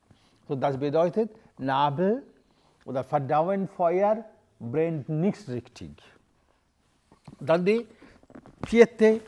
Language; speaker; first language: German; non-native, learner; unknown